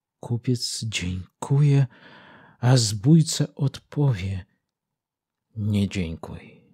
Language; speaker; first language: Polish; early bilingual, heritage; Polish